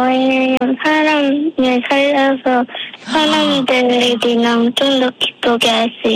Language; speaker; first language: Korean; early bilingual, other home language; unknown